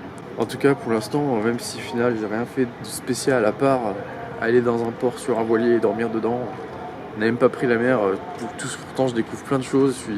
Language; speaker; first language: French; native; French